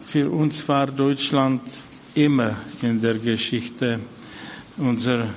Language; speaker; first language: German; non-native, fluent; Czech